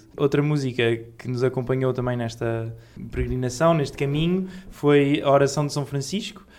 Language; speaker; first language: Portuguese; native; Portuguese